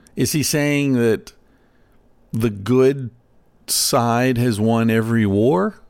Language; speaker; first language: English; native; English